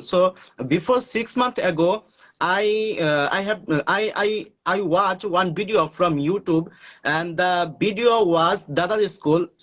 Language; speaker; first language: English; non-native, learner; Bangla